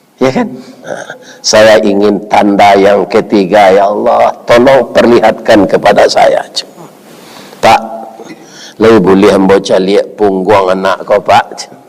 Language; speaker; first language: Malay; non-native, local second language; Minangkabau